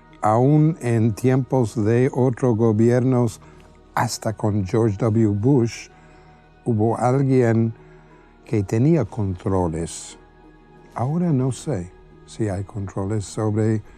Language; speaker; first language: Spanish; non-native, fluent; English